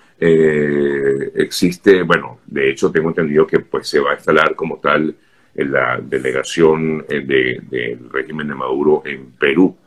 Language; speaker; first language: Spanish; native; Spanish